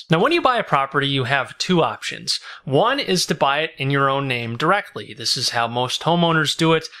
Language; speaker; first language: English; native; English